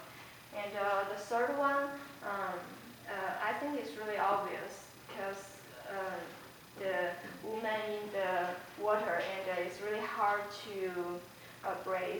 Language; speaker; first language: English; non-native, fluent; Chinese